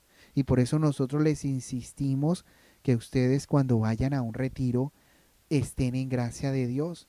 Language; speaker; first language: Spanish; native; Spanish